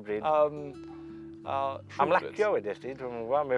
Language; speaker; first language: Welsh; native; Welsh